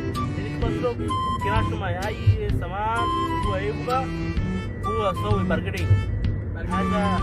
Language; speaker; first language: Arabic; non-native, learner; Bangla